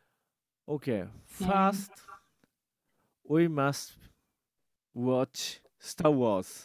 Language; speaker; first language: English; non-native, learner; Japanese